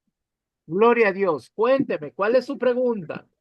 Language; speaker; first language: Spanish; native; Spanish